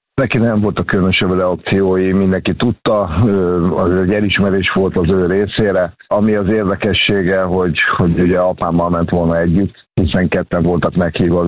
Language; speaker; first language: Hungarian; native; Hungarian